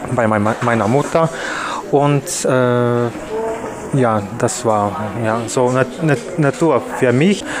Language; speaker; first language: German; non-native, learner; Japanese